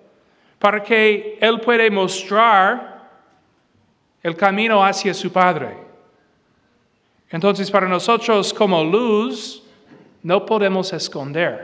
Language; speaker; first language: Spanish; non-native, fluent; English